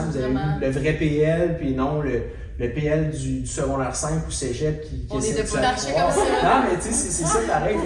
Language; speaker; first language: French; native; French